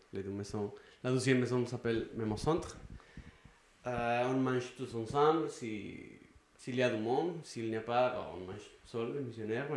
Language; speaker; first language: French; non-native, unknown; Spanish